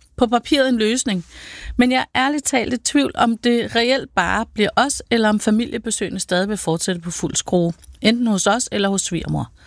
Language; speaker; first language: Danish; native; Danish